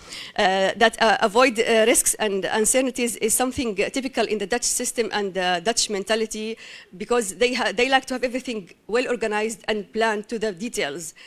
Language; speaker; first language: English; non-native, fluent; Arabic